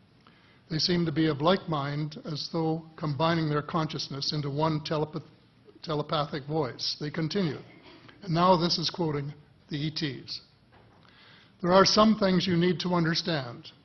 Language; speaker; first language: English; native; English